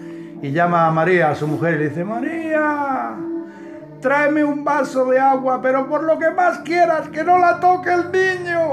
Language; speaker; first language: Spanish; native; Spanish